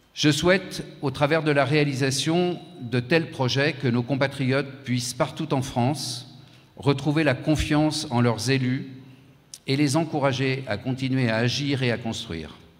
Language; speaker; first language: French; native; French